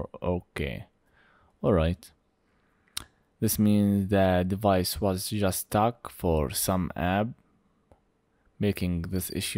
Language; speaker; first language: English; non-native, fluent; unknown